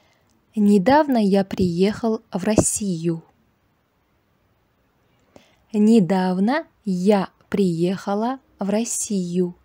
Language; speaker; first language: Russian; non-native, local second language; Uzbek